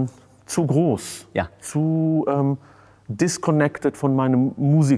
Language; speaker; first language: German; non-native, fluent; Hebrew